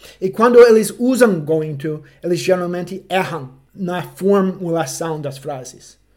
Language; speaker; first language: Portuguese; non-native, fluent; English